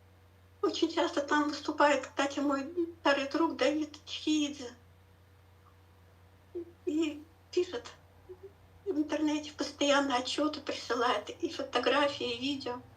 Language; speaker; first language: Russian; native; Russian